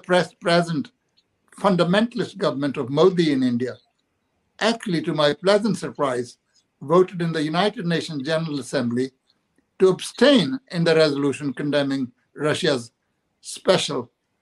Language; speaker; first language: English; non-native, local second language; Punjabi